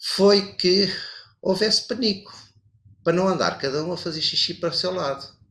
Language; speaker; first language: Portuguese; native; Portuguese